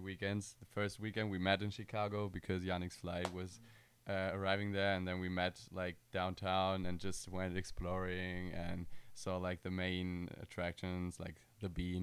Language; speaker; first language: English; non-native, fluent; German